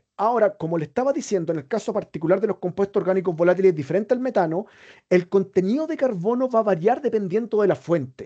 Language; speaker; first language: Spanish; native; Spanish